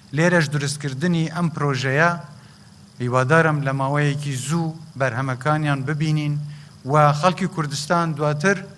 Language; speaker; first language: Central Kurdish; native; Central Kurdish